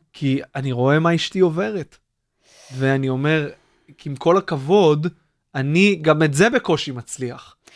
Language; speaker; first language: Hebrew; native; Hebrew